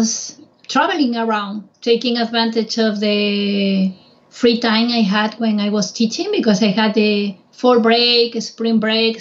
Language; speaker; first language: English; non-native, fluent; Spanish